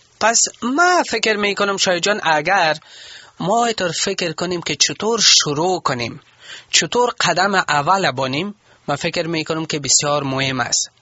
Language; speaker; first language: Persian; native; Persian